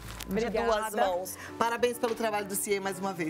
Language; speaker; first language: Portuguese; native; Portuguese